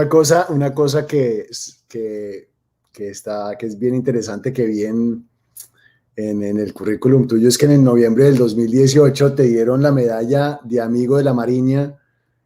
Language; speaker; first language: Spanish; native; Spanish